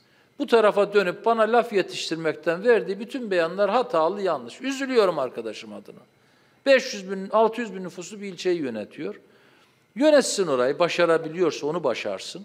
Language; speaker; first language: Turkish; native; Turkish